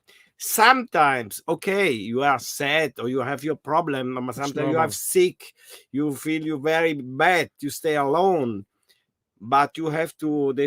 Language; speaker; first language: English; non-native, learner; German